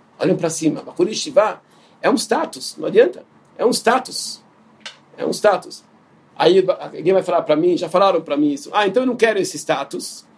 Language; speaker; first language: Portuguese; non-native, fluent; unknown